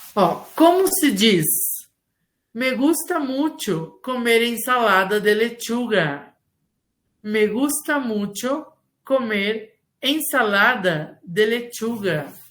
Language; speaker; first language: Spanish; non-native, fluent; Portuguese